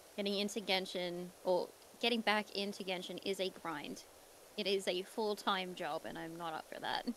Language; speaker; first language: English; native; English